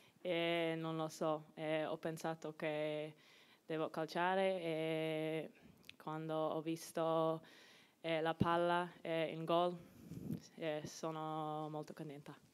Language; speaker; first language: Italian; non-native, learner; English